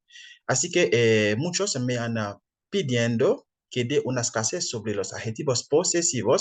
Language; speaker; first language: Spanish; non-native, fluent; French